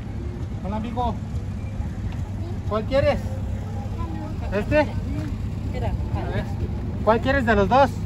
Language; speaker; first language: Spanish; native; Spanish